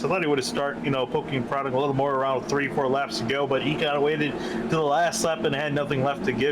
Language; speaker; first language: English; native; English